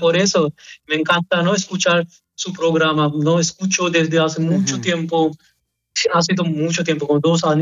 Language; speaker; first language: Spanish; non-native, learner; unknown